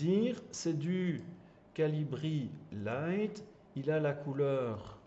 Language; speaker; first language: French; native; French